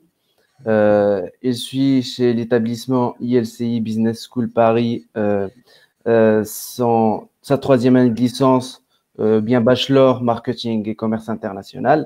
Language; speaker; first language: French; non-native, local second language; Arabic